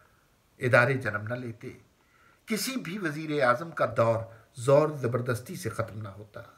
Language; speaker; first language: Urdu; native; Urdu